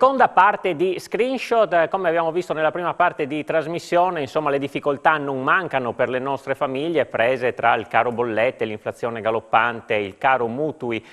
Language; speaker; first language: Italian; native; Italian